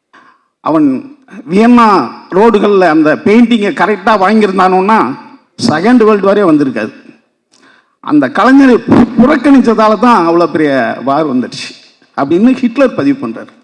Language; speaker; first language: Tamil; native; Tamil